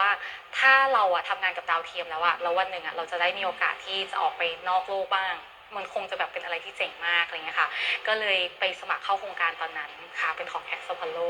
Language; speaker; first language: Thai; native; Thai